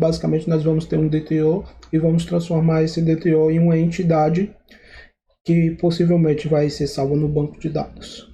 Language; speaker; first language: Portuguese; native; Portuguese